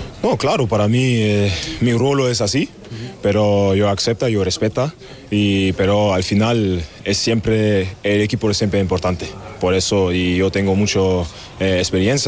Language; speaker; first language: Spanish; non-native, learner; German